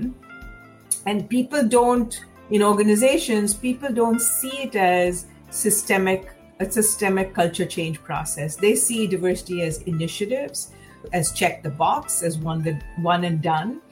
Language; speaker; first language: English; non-native, local second language; Hindi